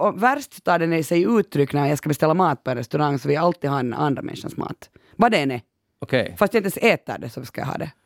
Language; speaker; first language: Swedish; native; Swedish